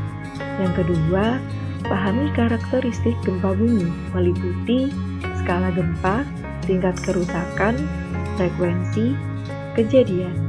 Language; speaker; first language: Indonesian; native; Indonesian